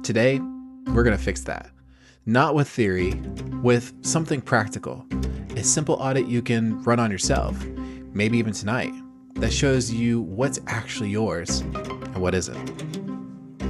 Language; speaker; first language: English; native; English